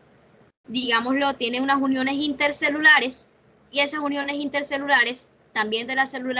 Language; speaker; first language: Spanish; native; Spanish